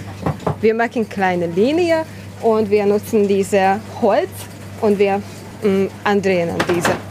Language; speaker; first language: German; non-native, learner; Hungarian